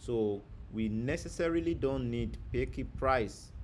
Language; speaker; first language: English; non-native, local second language; Yoruba